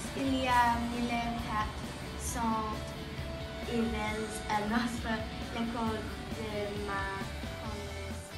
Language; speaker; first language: French; non-native, learner; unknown